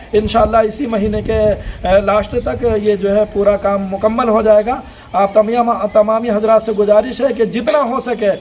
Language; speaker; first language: Urdu; native; Urdu